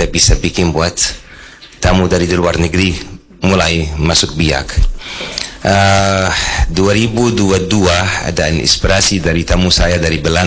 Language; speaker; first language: Indonesian; non-native, fluent; Arabic